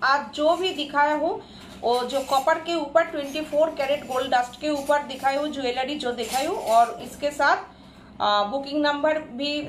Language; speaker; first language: Hindi; non-native, local second language; Bangla